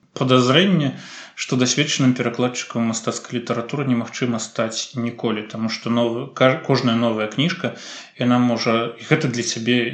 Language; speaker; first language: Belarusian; native; Belarusian